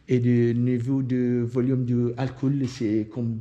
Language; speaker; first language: French; non-native, learner; Kurdish